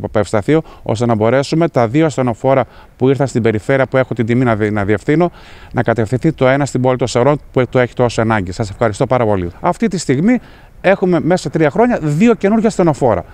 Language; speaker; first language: Greek; native; Greek